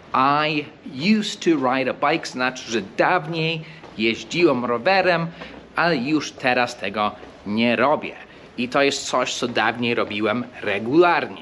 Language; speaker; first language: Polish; non-native, fluent; English